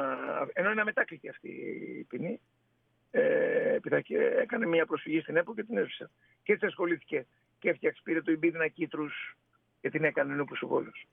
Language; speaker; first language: Greek; native; Greek